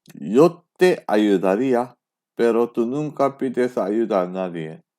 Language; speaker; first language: Spanish; non-native, fluent; Korean